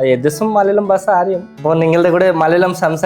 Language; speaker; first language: Malayalam; non-native, local second language; Bangla